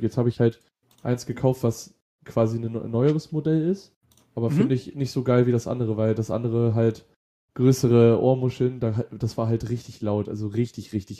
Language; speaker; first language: German; native; German